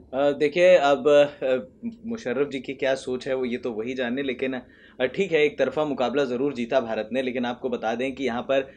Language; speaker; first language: Hindi; native; Hindi